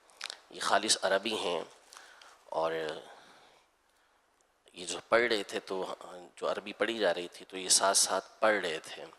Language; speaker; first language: Urdu; native; Urdu